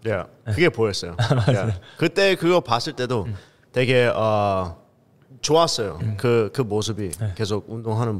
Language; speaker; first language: Korean; early bilingual, heritage; Korean